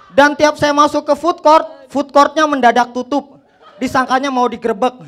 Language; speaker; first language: Indonesian; native; Indonesian